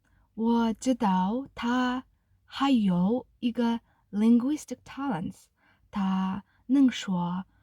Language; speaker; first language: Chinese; non-native, learner; Kazakh